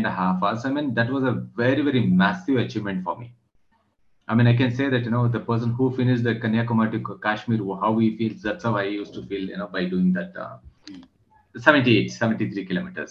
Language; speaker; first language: English; non-native, local second language; Kannada